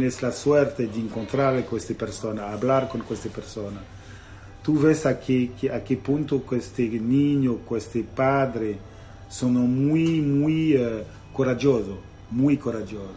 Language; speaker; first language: Spanish; non-native, learner; Italian